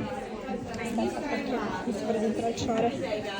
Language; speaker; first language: Italian; native; Italian